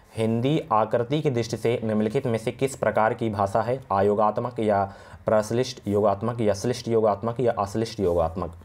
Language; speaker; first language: Hindi; native; Hindi